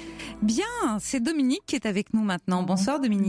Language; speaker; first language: French; native; French